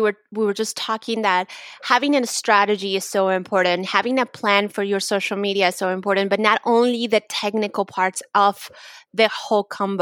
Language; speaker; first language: English; non-native, fluent; Spanish